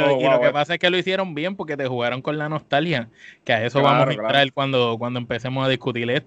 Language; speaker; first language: Spanish; native; Spanish